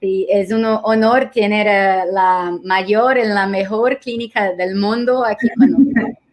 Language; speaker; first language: Spanish; non-native, learner; Portuguese